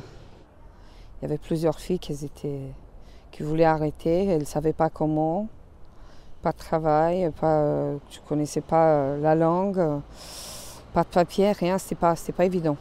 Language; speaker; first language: French; non-native, fluent; Romanian